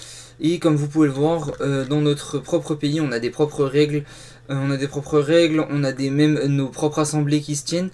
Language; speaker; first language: French; native; French